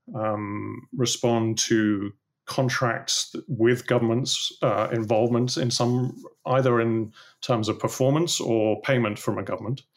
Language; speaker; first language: English; native; English